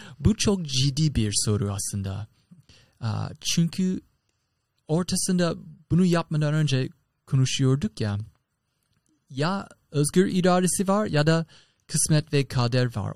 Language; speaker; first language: Turkish; non-native, learner; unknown